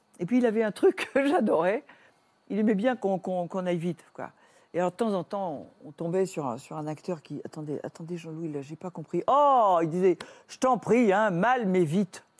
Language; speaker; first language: French; native; French